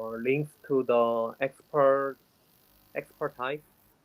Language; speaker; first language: English; non-native, learner; Korean